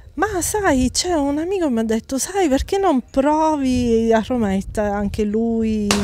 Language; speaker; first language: Italian; native; Italian